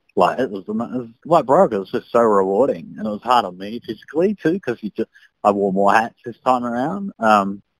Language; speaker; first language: English; native; English